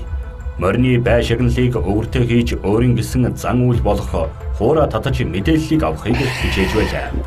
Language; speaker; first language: Mongolian; native; Mongolian